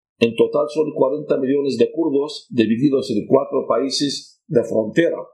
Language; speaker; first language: Spanish; non-native, fluent; Arabic